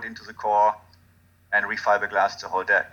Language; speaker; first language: English; non-native, fluent; German